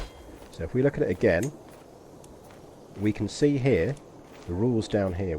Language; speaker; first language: English; native; English